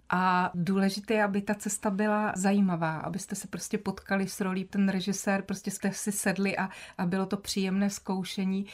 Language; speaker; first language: Czech; native; Czech